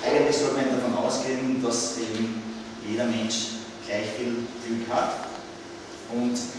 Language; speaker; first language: German; native; German